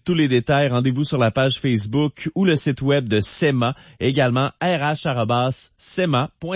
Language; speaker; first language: French; native; French